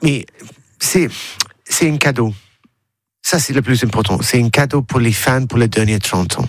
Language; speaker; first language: French; non-native, learner; English